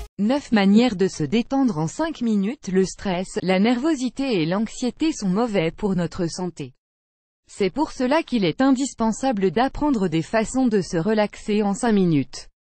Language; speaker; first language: French; native; French